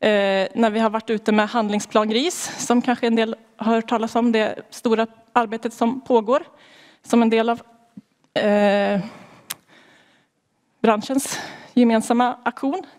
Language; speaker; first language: Swedish; native; Swedish